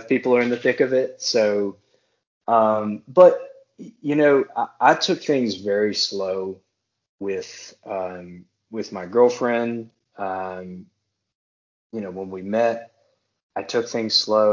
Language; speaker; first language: English; native; English